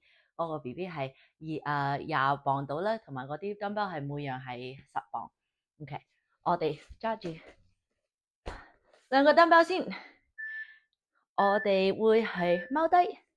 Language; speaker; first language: Cantonese; early bilingual, heritage; Cantonese